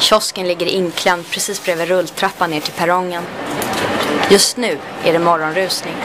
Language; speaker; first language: Swedish; native; Swedish